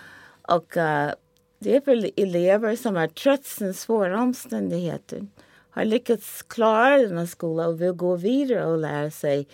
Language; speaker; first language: Swedish; non-native, fluent; English